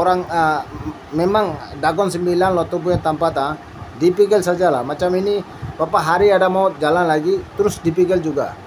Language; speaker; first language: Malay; non-native, learner; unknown